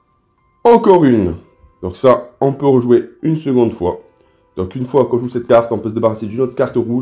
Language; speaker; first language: French; native; French